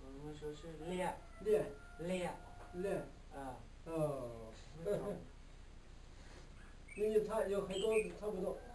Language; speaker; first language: Chinese; non-native, local second language; Hmong